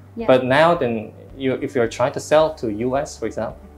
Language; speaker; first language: English; non-native, fluent; Korean